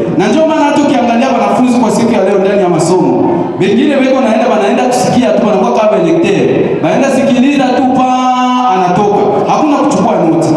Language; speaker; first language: Swahili; native; Swahili